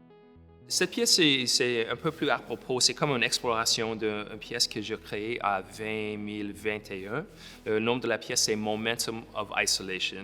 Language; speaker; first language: French; non-native, local second language; English